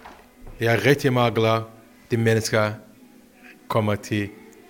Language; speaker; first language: Danish; non-native, learner; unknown